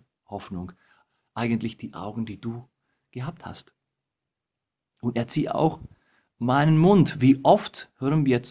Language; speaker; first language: German; non-native, fluent; Spanish